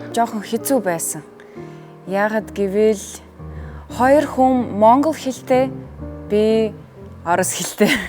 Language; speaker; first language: Mongolian; non-native, learner; Russian